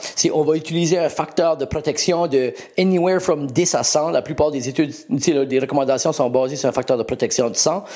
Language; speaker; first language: French; native; French